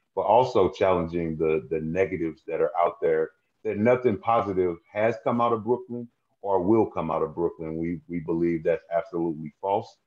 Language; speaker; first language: English; native; English